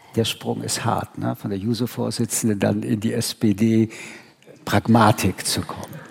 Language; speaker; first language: German; early bilingual, other home language; French